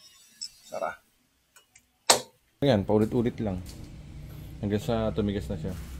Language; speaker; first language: Filipino; native; Filipino